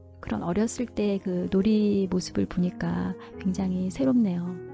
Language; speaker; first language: Korean; native; Korean